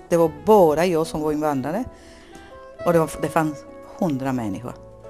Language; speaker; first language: Swedish; non-native, fluent; Spanish